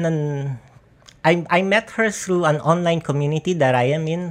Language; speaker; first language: English; non-native, local second language; Filipino